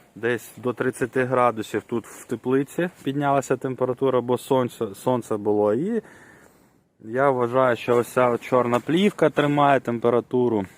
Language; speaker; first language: Ukrainian; non-native, local second language; Russian